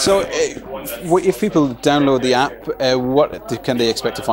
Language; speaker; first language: English; native; English